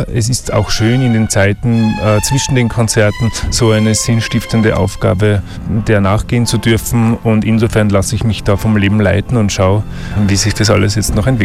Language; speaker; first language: German; native; German